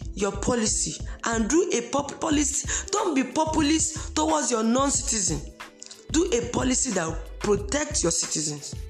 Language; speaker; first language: English; non-native, local second language; Esan